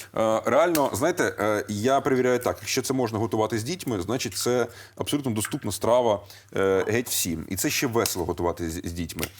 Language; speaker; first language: Ukrainian; native; Ukrainian